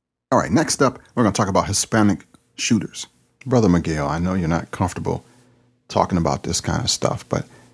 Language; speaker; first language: English; native; English